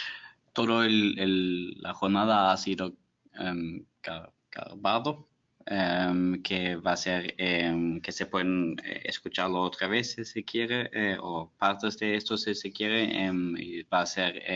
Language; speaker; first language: Spanish; non-native, fluent; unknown